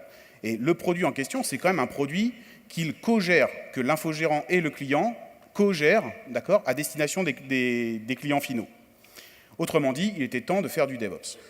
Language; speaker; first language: French; native; French